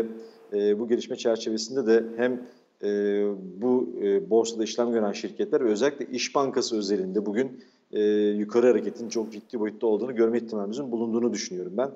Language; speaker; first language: Turkish; native; Turkish